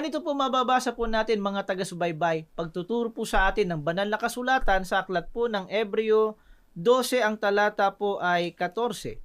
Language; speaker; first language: Filipino; native; Filipino